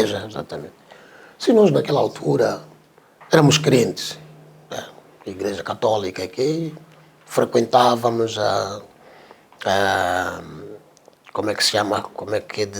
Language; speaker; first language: Portuguese; non-native, local second language; Tsonga